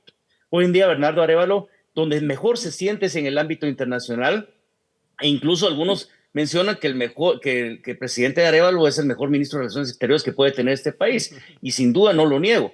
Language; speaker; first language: Spanish; native; Spanish